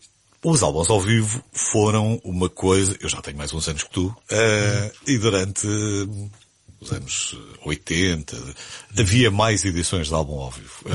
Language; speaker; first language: Portuguese; native; Portuguese